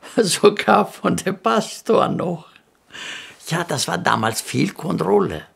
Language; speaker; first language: German; non-native, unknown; Greek